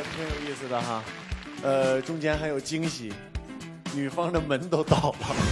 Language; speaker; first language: Chinese; native; Chinese